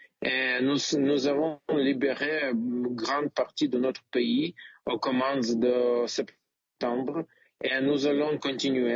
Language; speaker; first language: French; non-native, learner; Ukrainian